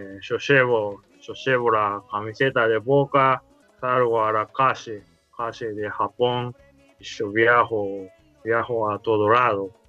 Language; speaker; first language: Spanish; non-native, learner; Japanese